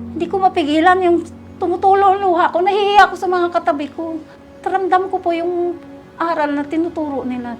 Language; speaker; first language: Filipino; native; Filipino